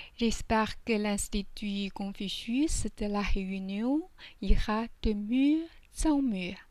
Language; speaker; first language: French; non-native, learner; Chinese